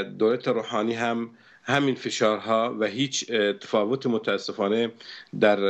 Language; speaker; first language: Persian; non-native, local second language; Arabic